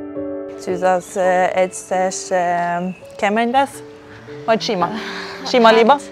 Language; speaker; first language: Hungarian; non-native, learner; Norwegian